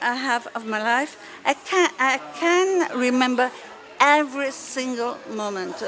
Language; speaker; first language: English; non-native, fluent; Italian